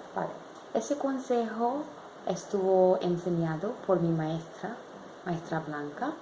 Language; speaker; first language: Spanish; non-native, learner; English